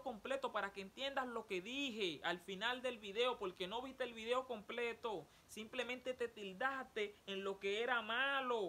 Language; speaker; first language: Spanish; native; Spanish